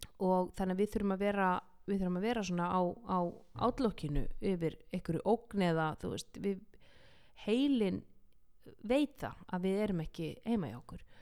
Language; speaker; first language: Icelandic; native; Icelandic